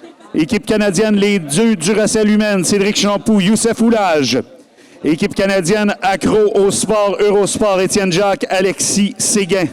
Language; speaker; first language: French; native; French